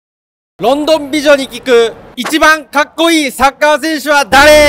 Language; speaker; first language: Japanese; native; Japanese